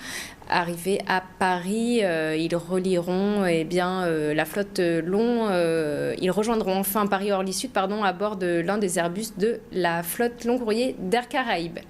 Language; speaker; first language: French; native; French